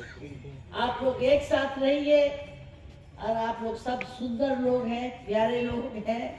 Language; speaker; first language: Hindi; non-native, local second language; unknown